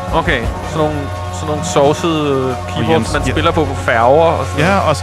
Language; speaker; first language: Danish; native; Danish